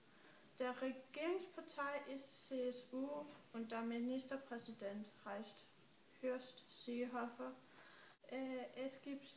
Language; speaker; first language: German; non-native, learner; Danish